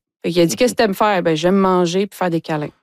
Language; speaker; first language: French; native; French